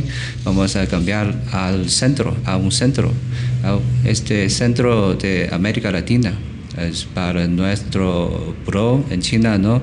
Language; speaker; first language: Spanish; non-native, learner; Chinese